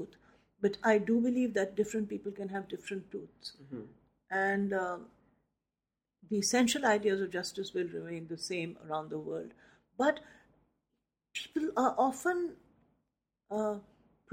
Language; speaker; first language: English; non-native, local second language; Hindi